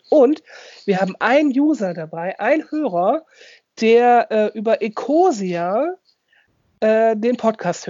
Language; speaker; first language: German; native; German